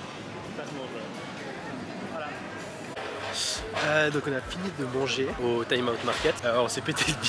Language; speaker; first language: French; native; French